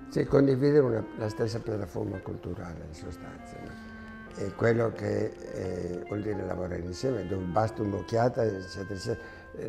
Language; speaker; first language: Italian; native; Italian